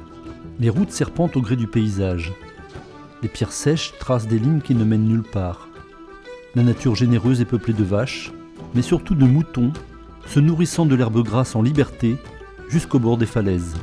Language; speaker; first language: French; native; French